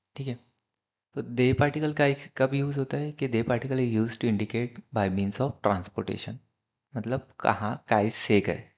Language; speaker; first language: Hindi; native; Hindi